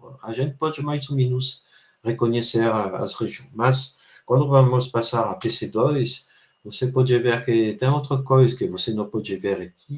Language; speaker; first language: Portuguese; non-native, fluent; French